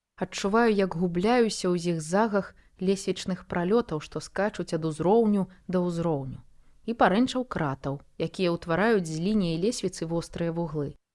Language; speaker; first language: Belarusian; non-native, local second language; Russian